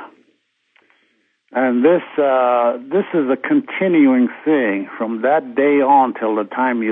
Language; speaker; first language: English; early bilingual, other home language; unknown